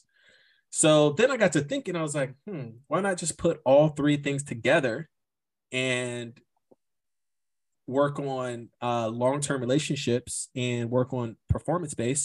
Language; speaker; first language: English; native; English